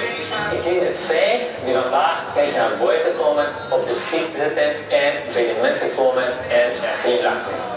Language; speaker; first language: Dutch; non-native, learner; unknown